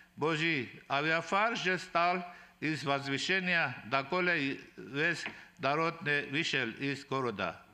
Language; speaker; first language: Russian; non-native, local second language; Armenian